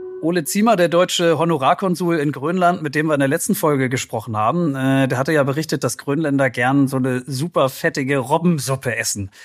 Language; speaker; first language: German; native; German